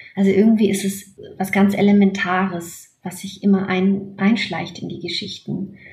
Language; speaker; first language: German; native; German